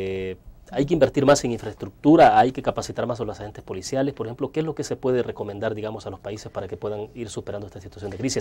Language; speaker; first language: Spanish; native; Spanish